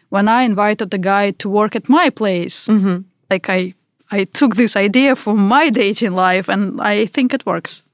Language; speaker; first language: English; non-native, fluent; Russian